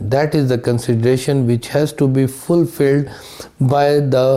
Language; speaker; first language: English; non-native, local second language; Urdu